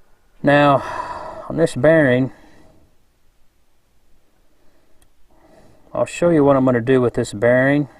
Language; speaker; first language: English; native; English